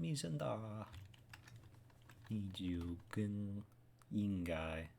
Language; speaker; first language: Chinese; non-native, learner; English